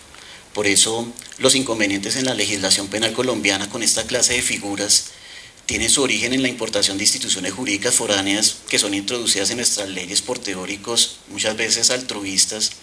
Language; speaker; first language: Spanish; native; Spanish